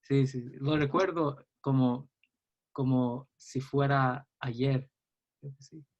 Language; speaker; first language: Spanish; non-native, learner; English